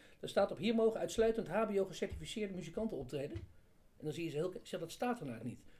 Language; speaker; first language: Dutch; native; Dutch